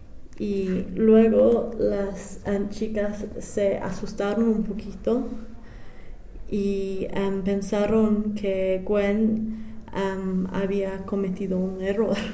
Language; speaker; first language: Spanish; non-native, fluent; English